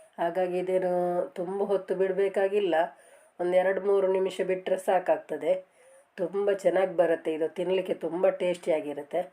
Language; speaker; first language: Kannada; non-native, local second language; Tulu